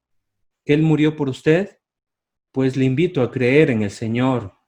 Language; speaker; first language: Spanish; native; Spanish